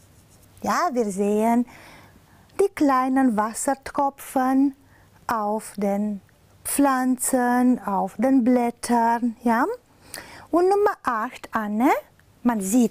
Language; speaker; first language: German; non-native, fluent; Romanian